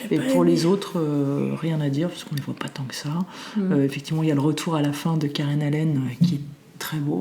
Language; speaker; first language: French; native; French